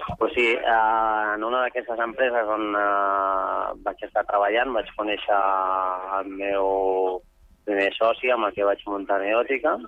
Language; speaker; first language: Catalan; non-native, local second language; Spanish